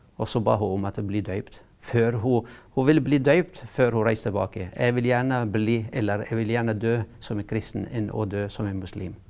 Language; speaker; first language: Norwegian; non-native, fluent; Arabic